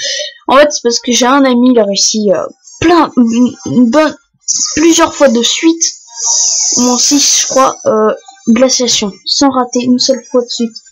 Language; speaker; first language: French; native; French